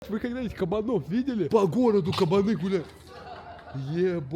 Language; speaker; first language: Russian; native; Russian